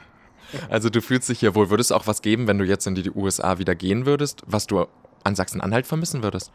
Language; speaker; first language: German; native; German